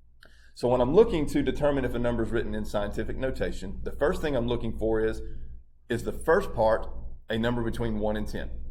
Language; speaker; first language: English; native; English